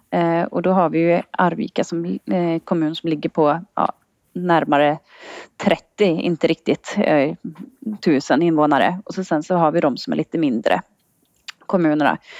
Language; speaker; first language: Swedish; native; Swedish